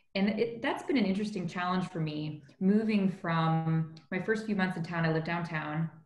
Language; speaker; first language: English; native; English